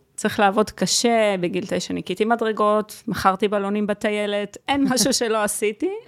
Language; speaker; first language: Hebrew; early bilingual, other home language; Russian